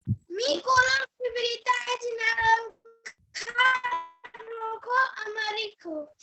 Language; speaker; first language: Spanish; non-native, learner; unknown